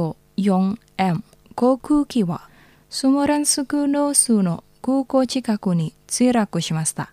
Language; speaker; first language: Japanese; non-native, learner; Indonesian